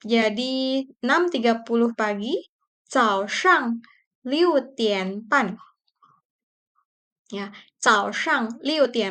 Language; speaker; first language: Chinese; non-native, fluent; Indonesian